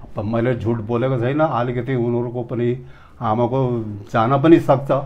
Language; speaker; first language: Nepali; native; Nepali